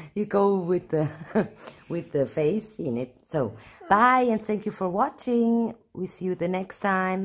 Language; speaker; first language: English; non-native, learner; Swiss German